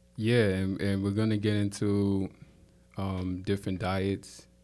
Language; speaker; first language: English; native; English